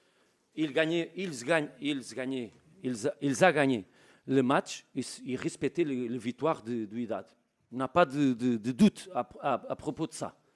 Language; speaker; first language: French; non-native, learner; Portuguese